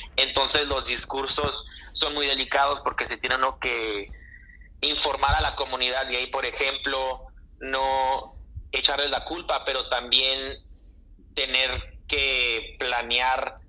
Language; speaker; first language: Spanish; early bilingual, heritage; Spanish